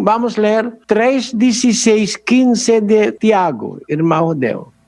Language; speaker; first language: Portuguese; non-native, learner; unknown